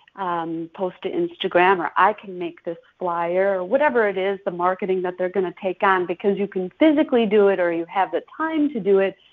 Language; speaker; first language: English; native; English